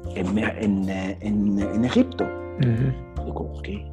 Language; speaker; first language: Spanish; non-native, fluent; Arabic